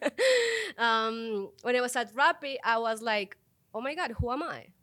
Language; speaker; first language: English; non-native, fluent; Spanish